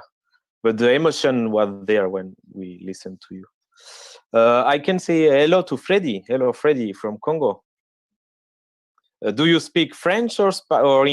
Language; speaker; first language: English; non-native, fluent; French